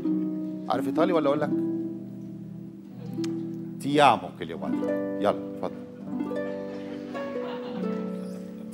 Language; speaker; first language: Arabic; native; Arabic